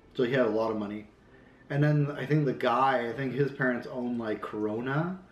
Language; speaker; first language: English; native; English